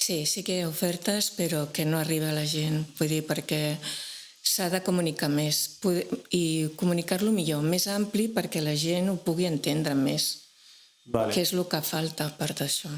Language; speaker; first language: Catalan; non-native, local second language; Spanish